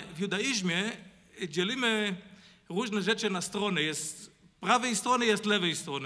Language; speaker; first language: Polish; non-native, learner; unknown